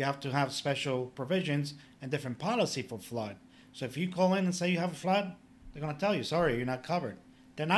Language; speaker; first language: English; non-native, fluent; Polish